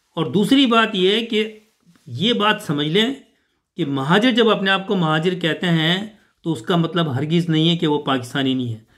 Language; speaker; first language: Urdu; native; Urdu